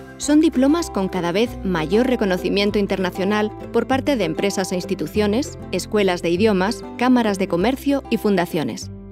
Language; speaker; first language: Spanish; native; Spanish